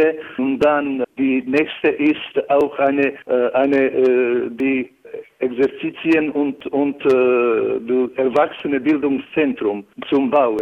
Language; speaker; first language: German; non-native, learner; Albanian